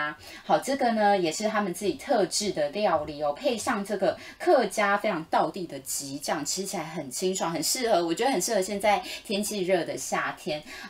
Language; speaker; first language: Chinese; native; Chinese